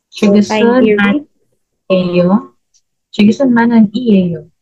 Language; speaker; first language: Korean; non-native, learner; Filipino